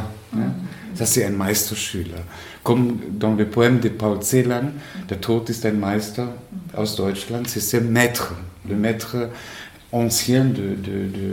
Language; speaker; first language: French; non-native, fluent; Spanish